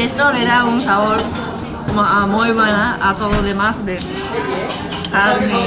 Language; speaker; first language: Spanish; non-native, fluent; Japanese